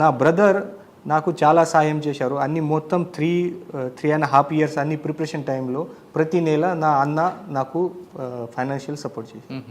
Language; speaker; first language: Telugu; non-native, learner; Marathi